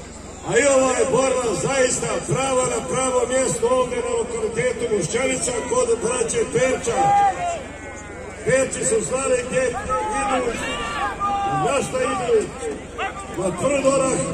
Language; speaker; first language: Bosnian; native; Bosnian